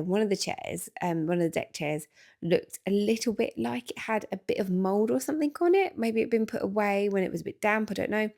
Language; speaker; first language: English; native; English